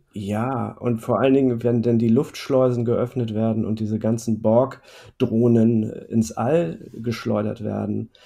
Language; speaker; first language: German; native; German